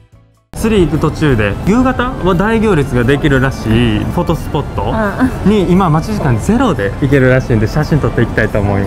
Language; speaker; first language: Japanese; native; Japanese